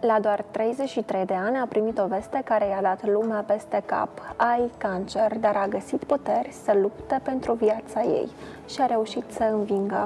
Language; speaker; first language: Romanian; native; Romanian